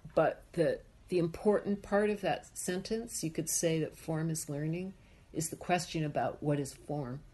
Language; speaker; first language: English; native; English